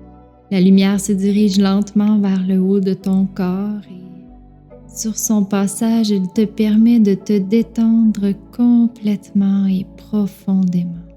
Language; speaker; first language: French; native; French